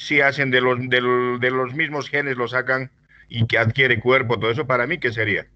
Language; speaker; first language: Spanish; native; Spanish